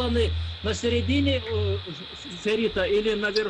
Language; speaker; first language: Russian; non-native, local second language; Lithuanian